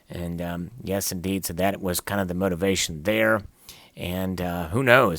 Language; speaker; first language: English; native; English